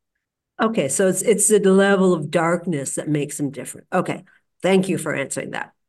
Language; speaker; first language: English; native; English